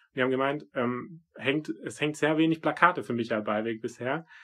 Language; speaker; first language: German; native; German